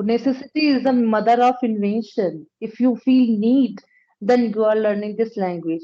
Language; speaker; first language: English; non-native, local second language; Punjabi